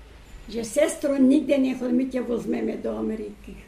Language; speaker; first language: Slovak; early bilingual, heritage; Slovak